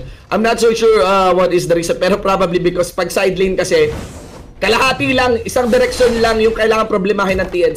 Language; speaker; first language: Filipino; native; Filipino